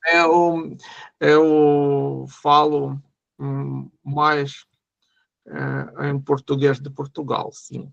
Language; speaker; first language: Portuguese; non-native, learner; Russian